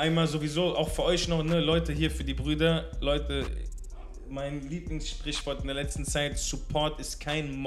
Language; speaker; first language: German; native; German